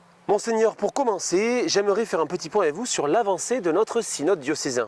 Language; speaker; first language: French; native; French